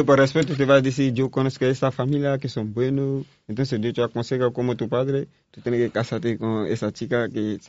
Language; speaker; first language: Spanish; non-native, learner; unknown